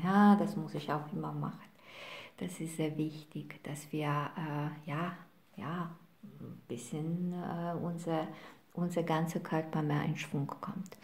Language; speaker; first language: German; non-native, fluent; Polish